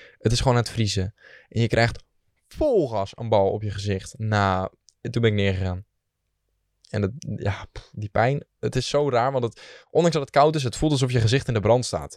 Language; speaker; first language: Dutch; native; Dutch